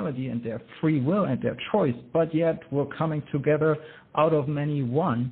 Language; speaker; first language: English; non-native, fluent; German